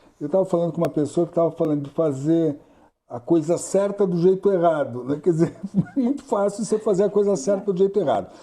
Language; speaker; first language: Portuguese; native; Portuguese